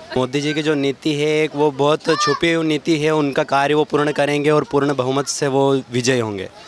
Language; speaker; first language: Hindi; native; Hindi